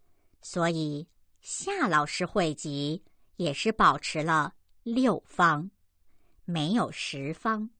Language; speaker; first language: Chinese; native; Chinese